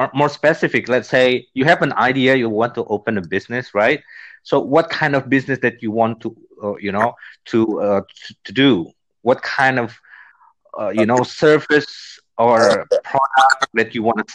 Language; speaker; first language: English; non-native, fluent; Indonesian